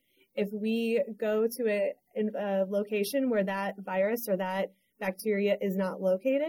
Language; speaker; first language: English; native; English